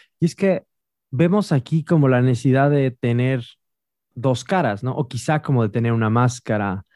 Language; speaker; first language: Spanish; native; Spanish